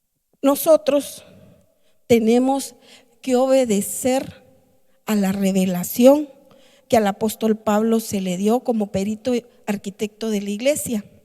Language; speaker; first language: Spanish; native; Spanish